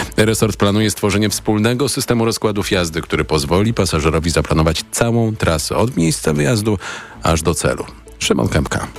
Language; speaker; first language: Polish; native; Polish